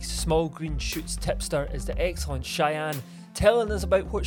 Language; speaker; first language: English; native; English